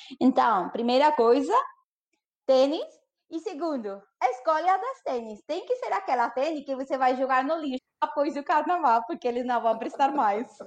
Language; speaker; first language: Portuguese; non-native, fluent; Spanish